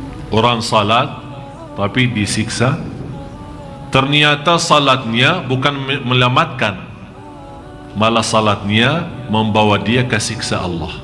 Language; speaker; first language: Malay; non-native, fluent; Arabic